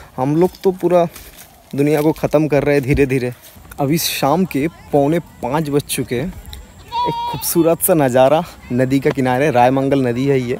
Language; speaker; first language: Hindi; non-native, local second language; Bangla